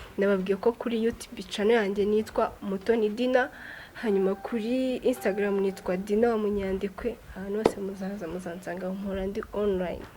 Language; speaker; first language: Kinyarwanda; native; Kinyarwanda